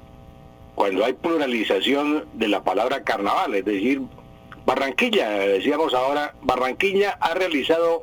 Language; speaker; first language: Spanish; native; Spanish